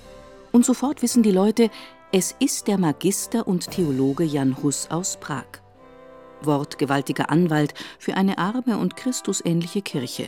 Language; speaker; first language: German; native; German